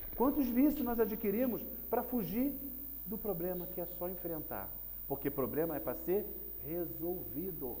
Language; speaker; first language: Portuguese; native; Portuguese